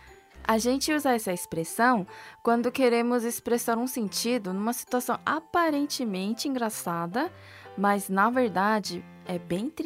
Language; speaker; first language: Portuguese; non-native, fluent; Korean